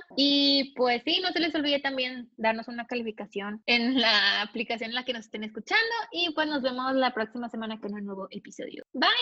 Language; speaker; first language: Spanish; native; Spanish